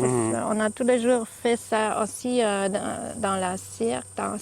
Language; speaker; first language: French; non-native, learner; English